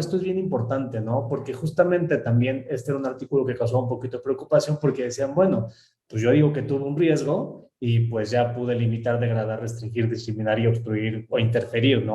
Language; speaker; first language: Spanish; native; Spanish